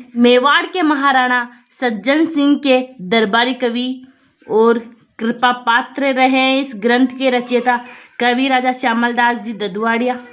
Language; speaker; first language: Hindi; native; Hindi